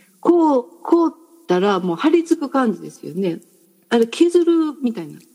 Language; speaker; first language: Japanese; native; Japanese